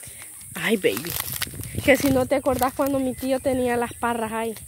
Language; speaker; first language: Spanish; native; Spanish